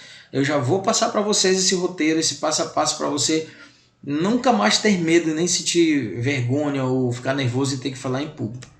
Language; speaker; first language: Portuguese; native; Portuguese